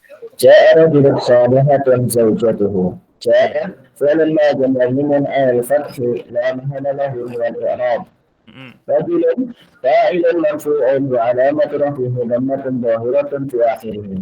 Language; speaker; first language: Arabic; non-native, learner; Indonesian